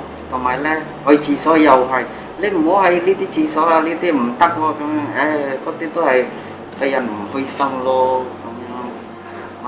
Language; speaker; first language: Cantonese; non-native, fluent; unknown